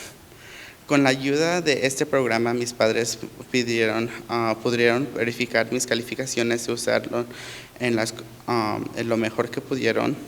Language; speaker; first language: Spanish; early bilingual, heritage; Spanish